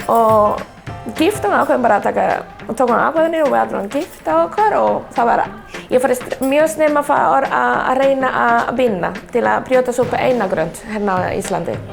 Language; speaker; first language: Icelandic; non-native, fluent; Spanish